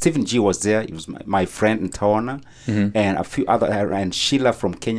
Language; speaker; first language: English; non-native, local second language; Meru